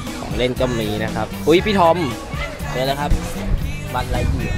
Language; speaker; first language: Thai; native; Thai